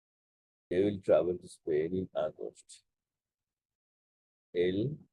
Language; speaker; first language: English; non-native, local second language; Bangla